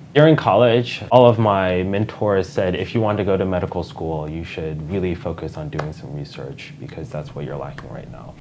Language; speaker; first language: English; native; English